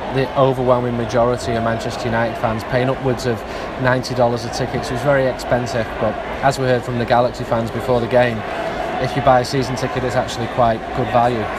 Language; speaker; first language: English; native; English